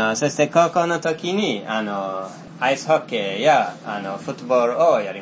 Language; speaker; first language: Japanese; non-native, fluent; Finnish